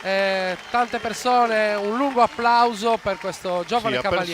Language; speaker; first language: Italian; native; Italian